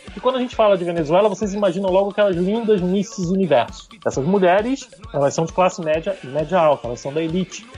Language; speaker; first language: Portuguese; native; Portuguese